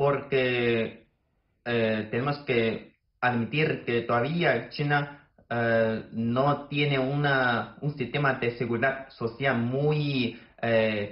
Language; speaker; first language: Spanish; non-native, fluent; Chinese